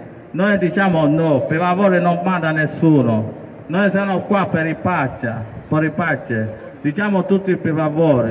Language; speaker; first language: Italian; non-native, learner; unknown